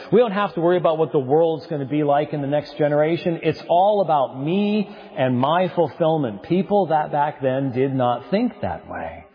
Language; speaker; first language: English; native; English